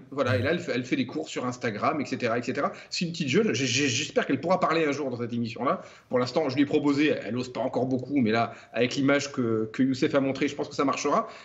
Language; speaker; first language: French; native; French